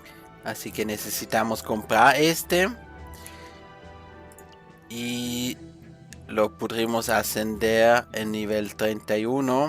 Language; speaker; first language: Spanish; non-native, fluent; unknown